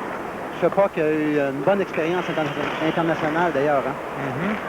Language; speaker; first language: French; native; French